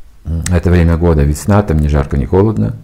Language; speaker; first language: Russian; native; Russian